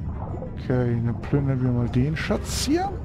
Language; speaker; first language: German; native; German